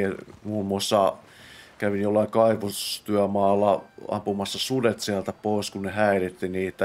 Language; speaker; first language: Finnish; native; Finnish